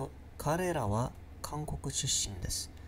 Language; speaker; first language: Japanese; non-native, learner; English